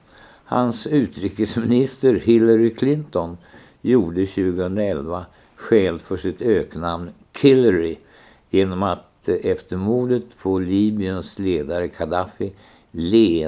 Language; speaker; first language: Swedish; native; Swedish